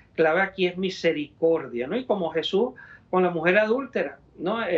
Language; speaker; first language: Spanish; native; Spanish